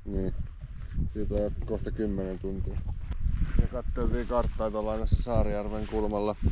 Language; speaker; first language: Finnish; native; Finnish